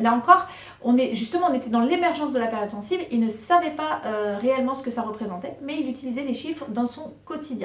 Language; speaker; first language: French; native; French